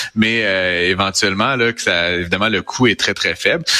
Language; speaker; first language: French; native; French